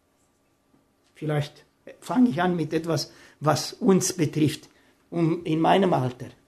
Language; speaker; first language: German; non-native, fluent; Romanian